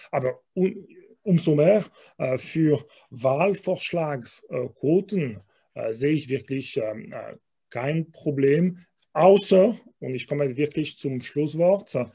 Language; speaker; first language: German; non-native, local second language; French